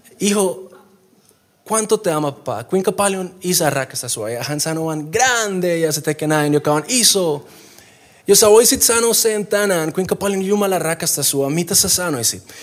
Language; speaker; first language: Finnish; non-native, fluent; Spanish